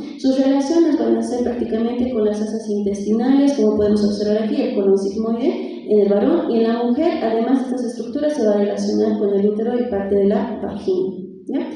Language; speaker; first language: Spanish; native; Spanish